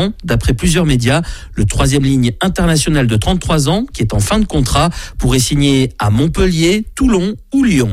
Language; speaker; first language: French; native; French